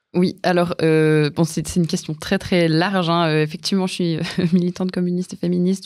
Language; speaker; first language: French; native; French